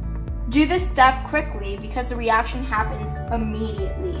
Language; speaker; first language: English; native; English